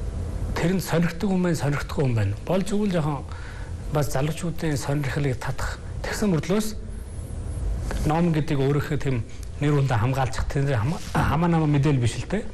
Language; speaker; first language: Mongolian; non-native, fluent; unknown